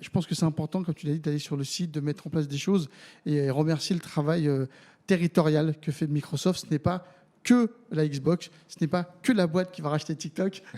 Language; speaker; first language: French; native; French